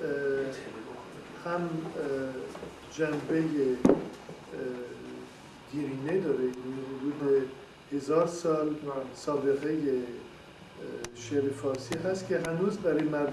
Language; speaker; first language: Persian; non-native, fluent; French